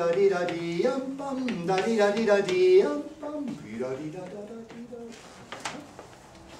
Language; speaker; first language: Italian; non-native, learner; German